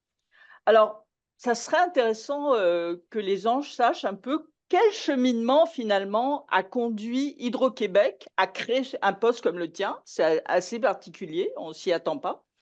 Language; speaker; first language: French; native; French